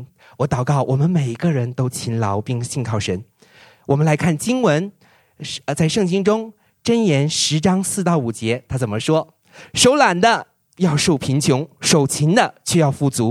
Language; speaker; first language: Chinese; native; Chinese